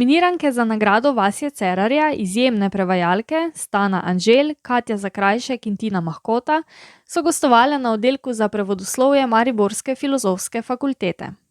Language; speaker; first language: Slovenian; native; Slovenian